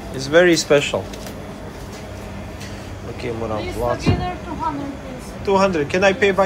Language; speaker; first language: English; non-native, fluent; Bosnian